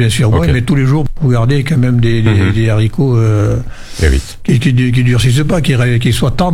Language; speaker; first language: French; native; French